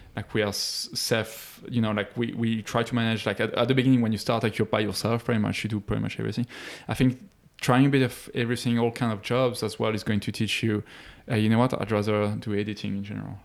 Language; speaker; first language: English; non-native, fluent; French